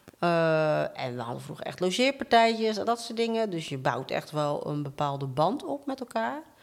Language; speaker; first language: Dutch; native; Dutch